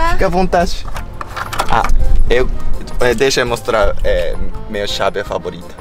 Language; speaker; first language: Portuguese; non-native, learner; Japanese